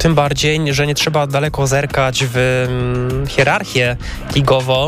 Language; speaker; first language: Polish; native; Polish